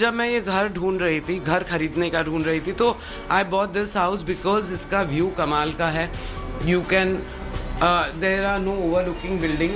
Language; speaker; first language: Hindi; non-native, local second language; Sindhi